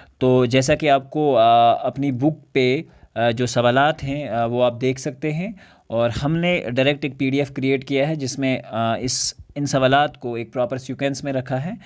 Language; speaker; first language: Urdu; non-native, local second language; Kashmiri